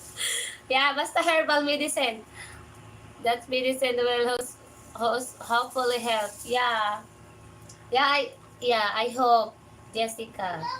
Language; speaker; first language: English; non-native, learner; Filipino